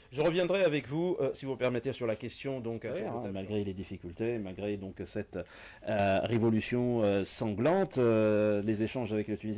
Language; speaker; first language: French; native; French